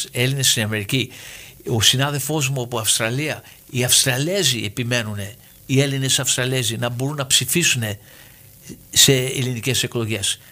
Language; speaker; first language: Greek; early bilingual, heritage; Greek